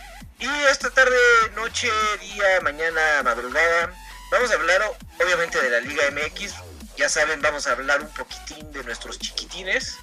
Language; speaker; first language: Spanish; native; Spanish